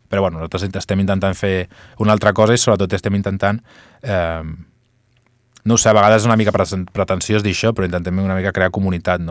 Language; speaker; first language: Catalan; non-native, local second language; Spanish